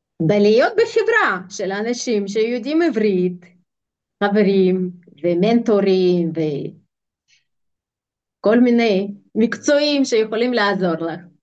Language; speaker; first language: Hebrew; non-native, fluent; Russian